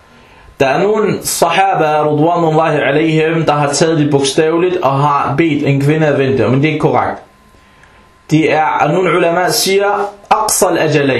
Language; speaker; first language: Danish; non-native, fluent; Arabic